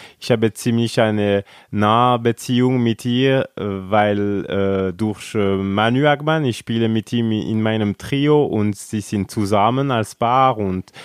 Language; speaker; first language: German; non-native, local second language; French